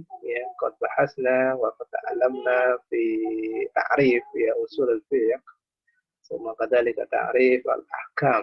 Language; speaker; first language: Arabic; non-native, fluent; Indonesian